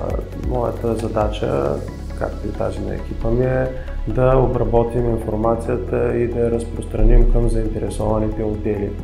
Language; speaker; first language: Bulgarian; native; Bulgarian